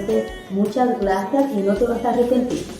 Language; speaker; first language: Spanish; non-native, learner; Haitian Creole